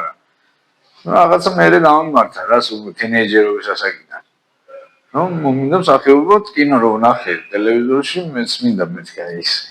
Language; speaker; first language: Georgian; native; Georgian